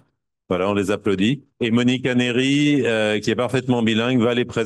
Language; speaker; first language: French; native; French